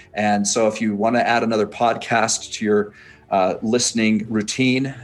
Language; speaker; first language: English; native; English